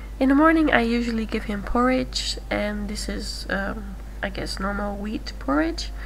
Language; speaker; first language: English; non-native, fluent; Dutch